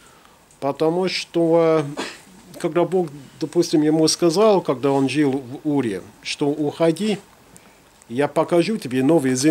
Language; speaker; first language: Russian; non-native, fluent; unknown